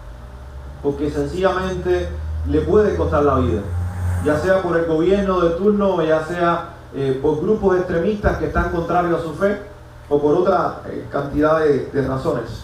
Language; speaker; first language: Spanish; native; Spanish